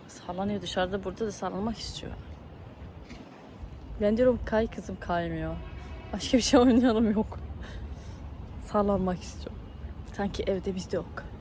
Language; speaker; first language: Turkish; non-native, fluent; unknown